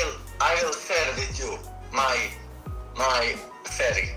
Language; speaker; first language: English; non-native, learner; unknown